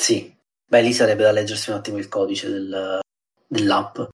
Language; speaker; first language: Italian; native; Italian